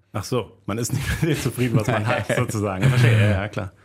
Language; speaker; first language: German; native; German